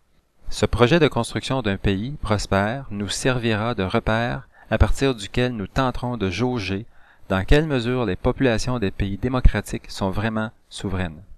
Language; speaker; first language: French; native; French